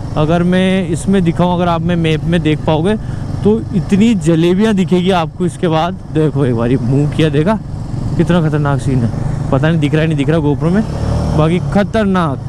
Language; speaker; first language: Hindi; native; Hindi